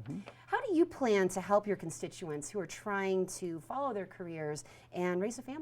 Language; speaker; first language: English; native; English